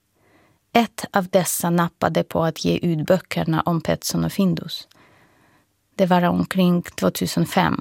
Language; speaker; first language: Swedish; non-native, fluent; Russian